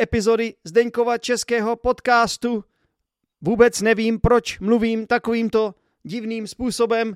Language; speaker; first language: Czech; native; Czech